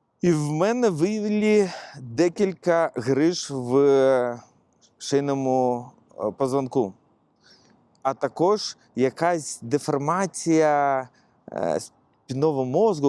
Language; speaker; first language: Ukrainian; non-native, local second language; Russian